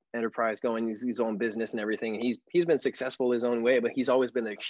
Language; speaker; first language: English; non-native, fluent; French